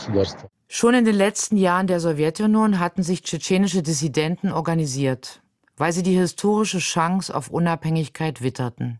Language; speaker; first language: German; native; German